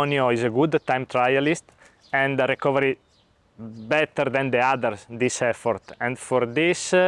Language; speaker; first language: English; non-native, learner; Italian